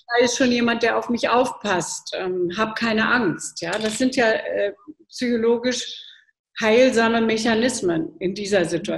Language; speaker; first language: German; native; German